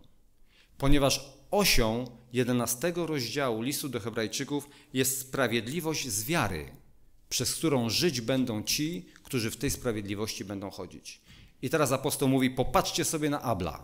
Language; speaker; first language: Polish; native; Polish